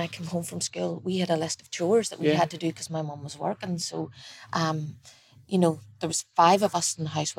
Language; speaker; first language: English; native; English